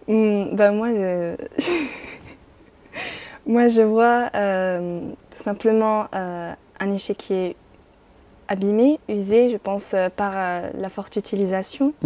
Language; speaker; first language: French; native; French